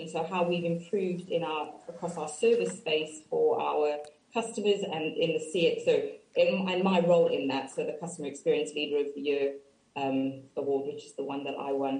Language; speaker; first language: English; native; English